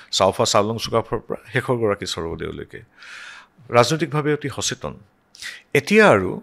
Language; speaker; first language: Assamese; native; Assamese